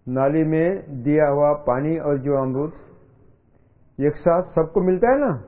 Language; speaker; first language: Hindi; non-native, local second language; Marathi